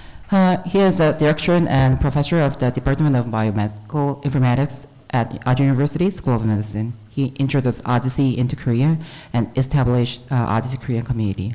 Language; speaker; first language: English; non-native, fluent; Korean